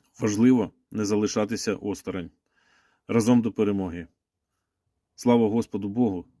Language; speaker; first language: Ukrainian; native; Ukrainian